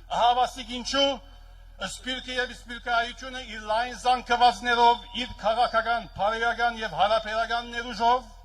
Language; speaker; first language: Armenian; early bilingual, heritage; Armenian